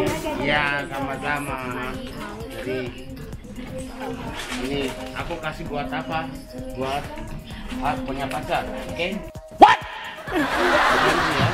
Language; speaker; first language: Indonesian; non-native, fluent; Japanese